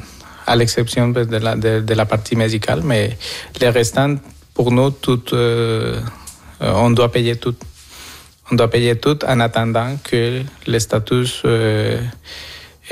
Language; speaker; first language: French; non-native, fluent; Spanish